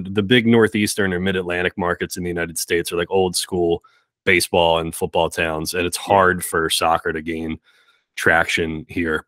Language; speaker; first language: English; native; English